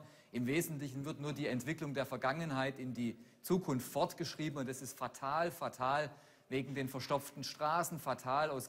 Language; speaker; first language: German; native; German